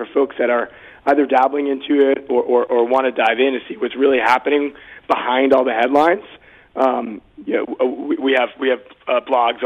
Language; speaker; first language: English; native; English